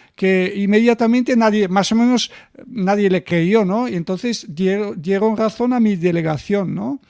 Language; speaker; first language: Spanish; non-native, fluent; Bulgarian